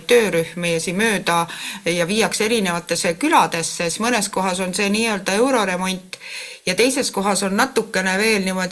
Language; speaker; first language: Estonian; native; Estonian